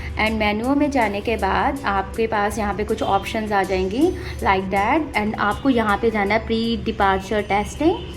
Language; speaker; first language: Hindi; non-native, local second language; Punjabi